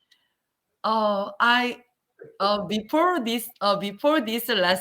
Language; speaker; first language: English; non-native, learner; Korean